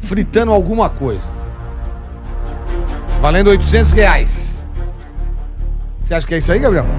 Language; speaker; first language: Portuguese; native; Portuguese